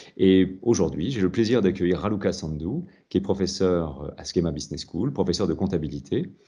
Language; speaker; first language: French; native; French